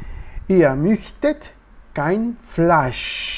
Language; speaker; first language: German; non-native, learner; Spanish